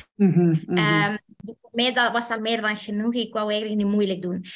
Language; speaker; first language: Dutch; non-native, fluent; Spanish